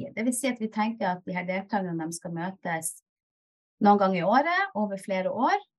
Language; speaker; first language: Norwegian; native; Norwegian